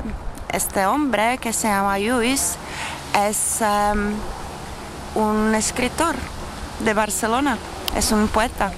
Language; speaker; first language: Spanish; non-native, fluent; Czech